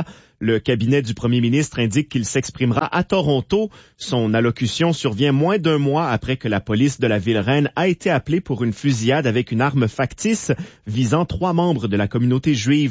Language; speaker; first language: French; native; French